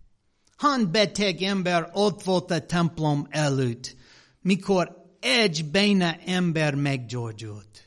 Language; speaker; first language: Hungarian; non-native, fluent; English